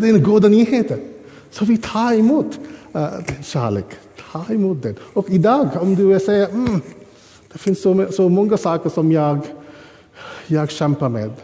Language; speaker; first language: Swedish; non-native, fluent; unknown